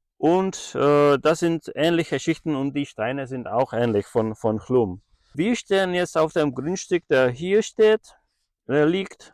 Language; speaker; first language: German; non-native, fluent; Czech